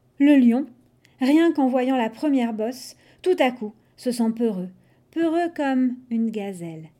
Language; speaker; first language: French; non-native, fluent; English